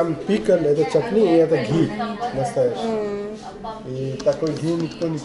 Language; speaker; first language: Russian; non-native, learner; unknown